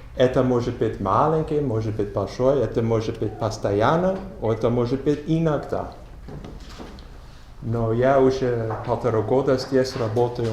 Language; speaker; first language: Russian; non-native, learner; English